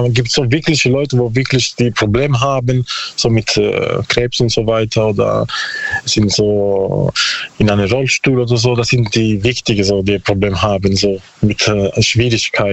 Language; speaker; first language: German; non-native, learner; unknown